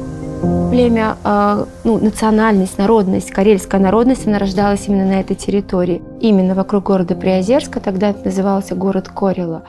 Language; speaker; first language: Russian; native; Russian